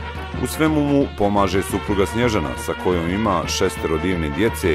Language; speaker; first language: Bosnian; native; Bosnian